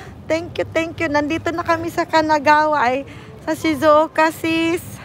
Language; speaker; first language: Filipino; non-native, local second language; Cebuano